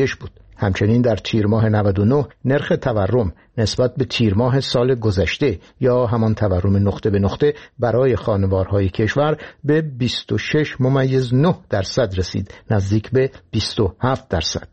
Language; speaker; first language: Persian; native; Persian